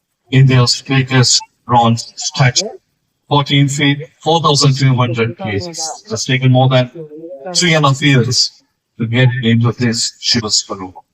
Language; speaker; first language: English; non-native, local second language; Malayalam